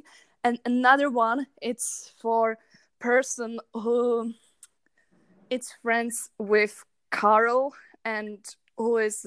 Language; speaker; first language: English; non-native, learner; Czech